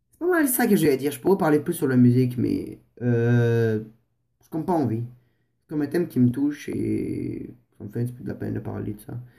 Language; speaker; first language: French; non-native, fluent; Russian